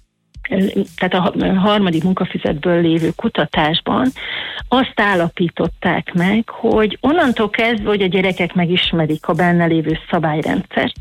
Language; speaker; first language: Hungarian; native; Hungarian